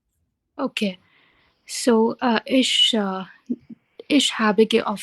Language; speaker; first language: German; non-native, learner; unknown